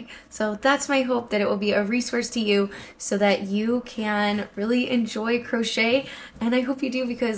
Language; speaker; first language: English; native; English